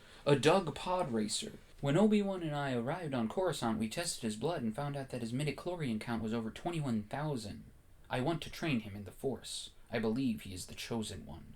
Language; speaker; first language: English; native; English